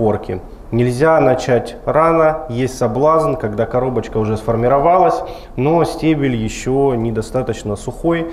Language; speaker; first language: Russian; native; Russian